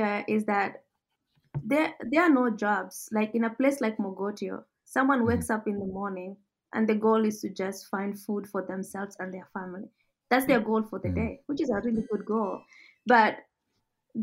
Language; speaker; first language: English; non-native, local second language; Kalenjin